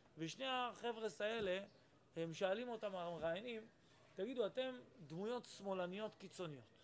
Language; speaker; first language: Hebrew; native; Hebrew